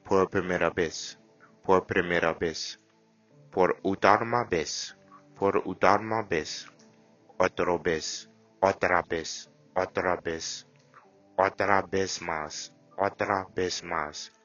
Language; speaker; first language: Spanish; non-native, learner; English